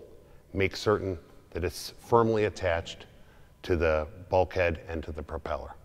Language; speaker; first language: English; native; English